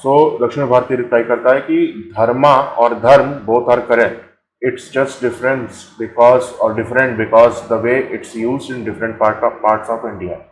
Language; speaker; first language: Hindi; native; Hindi